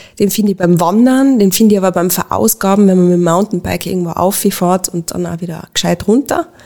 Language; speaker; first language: German; native; German